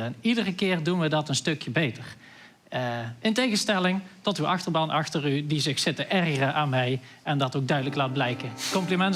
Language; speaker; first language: Dutch; native; Dutch